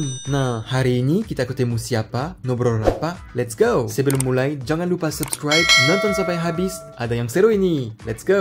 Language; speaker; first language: Indonesian; non-native, fluent; French